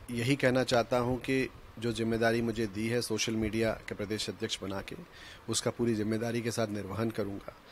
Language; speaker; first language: Hindi; native; Hindi